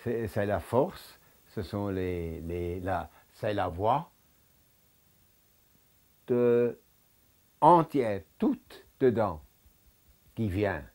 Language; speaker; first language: French; non-native, local second language; German